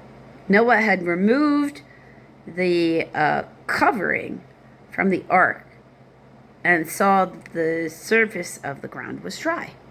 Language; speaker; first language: English; native; English